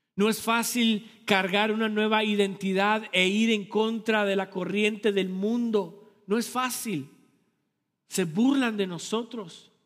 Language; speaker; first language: Spanish; early bilingual, heritage; Spanish